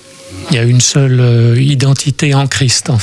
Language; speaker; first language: French; native; French